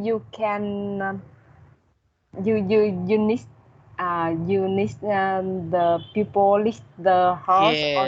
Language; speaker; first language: English; non-native, learner; Vietnamese